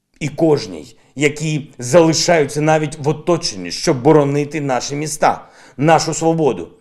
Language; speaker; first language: Ukrainian; non-native, local second language; Russian